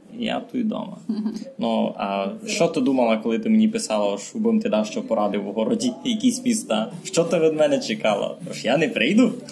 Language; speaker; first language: Ukrainian; native; Ukrainian